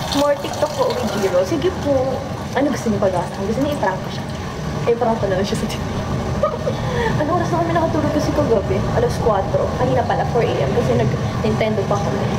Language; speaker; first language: Filipino; native; Filipino